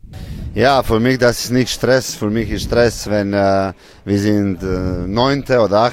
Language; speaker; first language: German; non-native, fluent; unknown